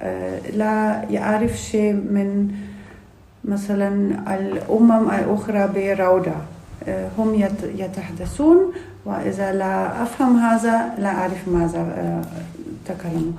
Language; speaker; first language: Arabic; non-native, learner; Russian